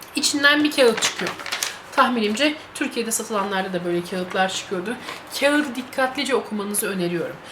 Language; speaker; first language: Turkish; native; Turkish